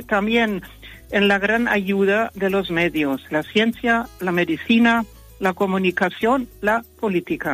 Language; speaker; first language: Spanish; non-native, fluent; German